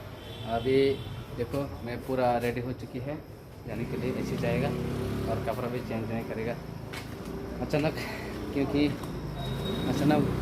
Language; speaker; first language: Hindi; non-native, local second language; Kok Borok